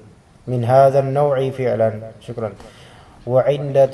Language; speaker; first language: Arabic; non-native, learner; Indonesian